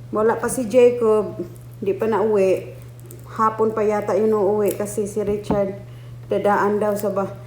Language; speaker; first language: Filipino; non-native, local second language; Cebuano